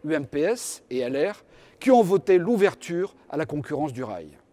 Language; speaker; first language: French; native; French